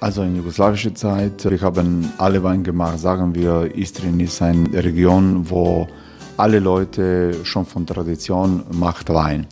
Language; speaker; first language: German; non-native, learner; Croatian